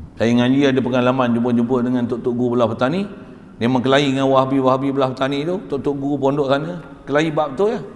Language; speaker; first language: Malay; native; Malay